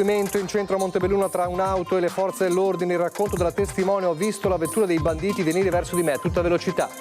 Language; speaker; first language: Italian; native; Italian